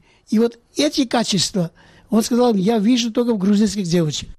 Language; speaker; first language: Russian; non-native, local second language; Georgian